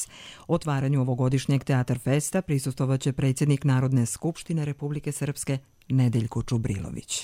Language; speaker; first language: Croatian; native; Croatian